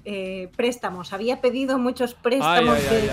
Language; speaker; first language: Spanish; native; Spanish